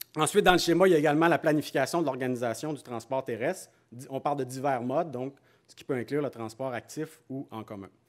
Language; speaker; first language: French; native; French